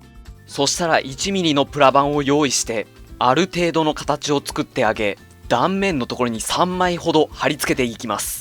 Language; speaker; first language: Japanese; native; Japanese